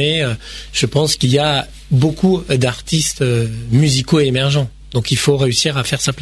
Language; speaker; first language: French; native; French